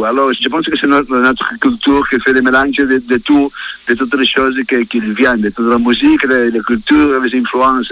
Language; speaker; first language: French; non-native, learner; Spanish